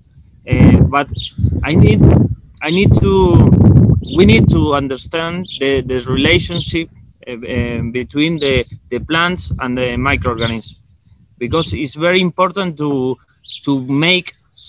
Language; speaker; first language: English; non-native, fluent; Spanish